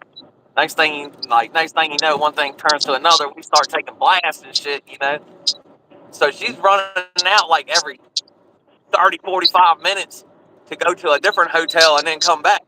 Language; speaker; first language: English; native; English